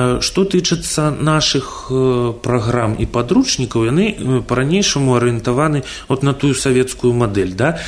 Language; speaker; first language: Belarusian; non-native, local second language; Russian